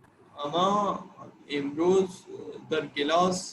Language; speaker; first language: Persian; non-native, learner; Urdu